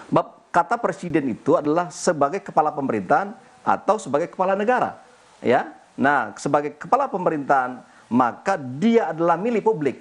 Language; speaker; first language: Indonesian; native; Indonesian